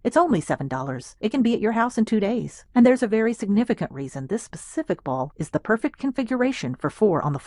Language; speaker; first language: English; native; English